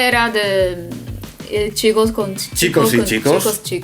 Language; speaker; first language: Spanish; non-native, fluent; Chinese